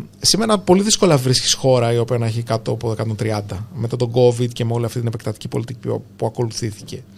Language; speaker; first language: Greek; native; Greek